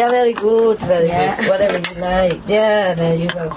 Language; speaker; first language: English; non-native, fluent; Vietnamese